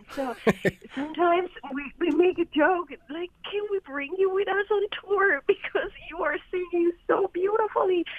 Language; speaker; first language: English; non-native, fluent; Italian